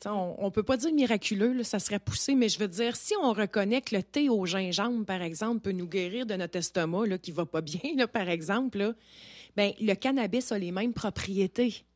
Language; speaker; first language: French; native; French